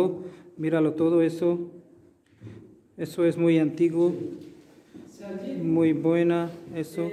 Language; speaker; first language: Spanish; non-native, learner; Hindi